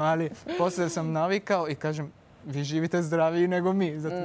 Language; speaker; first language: Serbian; non-native, fluent; Turkish